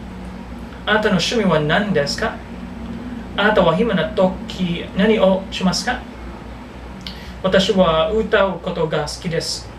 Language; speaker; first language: Japanese; non-native, learner; Filipino